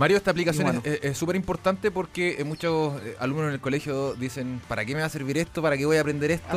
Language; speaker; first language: Spanish; native; Spanish